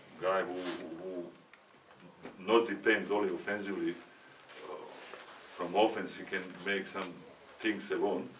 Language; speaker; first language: English; non-native, learner; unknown